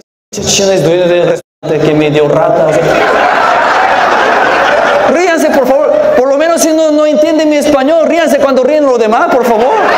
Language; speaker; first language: Spanish; non-native, fluent; Korean